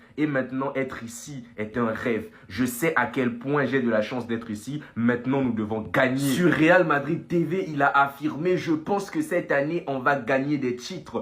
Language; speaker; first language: French; native; French